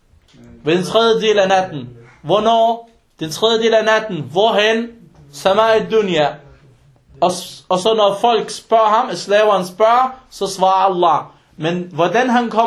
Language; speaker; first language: Danish; early bilingual, other home language; Arabic